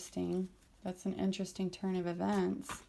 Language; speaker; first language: English; native; English